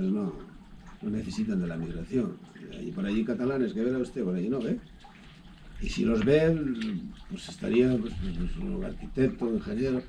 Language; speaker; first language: Spanish; non-native, local second language; Galician